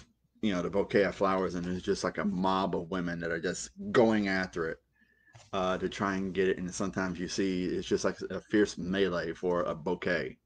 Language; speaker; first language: English; native; English